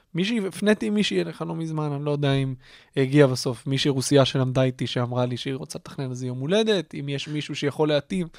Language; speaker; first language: Hebrew; native; Hebrew